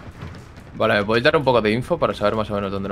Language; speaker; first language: Spanish; native; Spanish